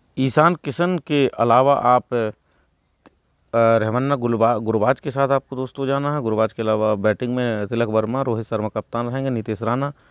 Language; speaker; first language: Hindi; native; Hindi